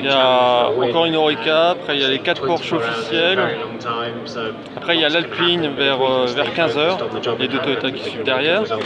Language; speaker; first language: French; native; French